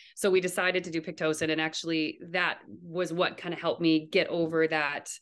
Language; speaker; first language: English; native; English